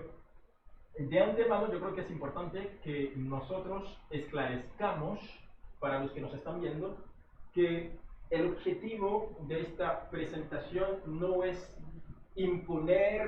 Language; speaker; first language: Spanish; non-native, fluent; Haitian Creole